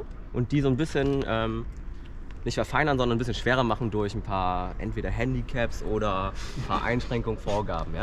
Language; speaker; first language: German; native; German